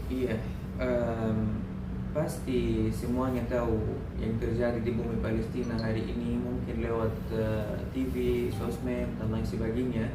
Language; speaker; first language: Indonesian; non-native, learner; Arabic